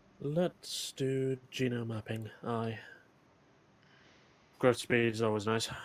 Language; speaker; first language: English; native; English